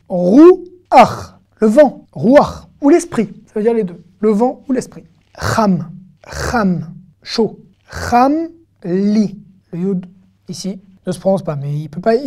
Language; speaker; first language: French; native; French